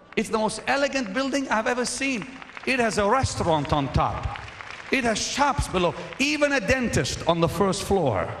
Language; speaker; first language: English; non-native, fluent; Arabic